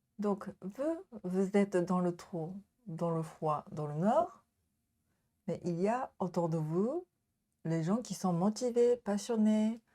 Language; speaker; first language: French; non-native, learner; Japanese